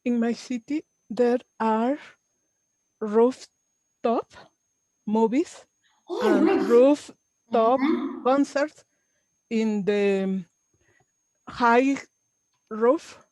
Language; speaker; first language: English; non-native, learner; Spanish